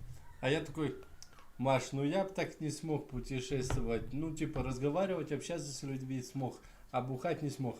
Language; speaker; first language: Russian; native; Russian